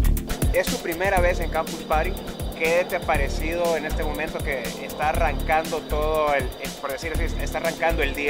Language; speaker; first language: Spanish; native; Spanish